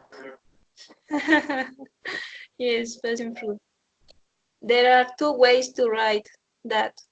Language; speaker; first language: English; non-native, learner; Spanish